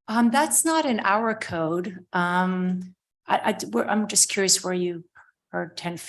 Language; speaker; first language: English; native; English